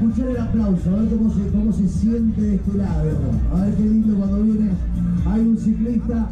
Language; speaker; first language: Spanish; native; Spanish